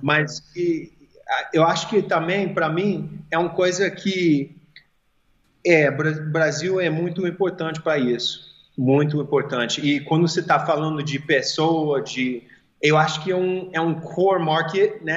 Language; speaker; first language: Portuguese; early bilingual, heritage; Portuguese